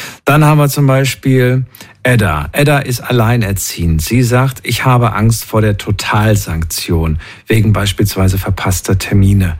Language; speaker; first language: German; native; German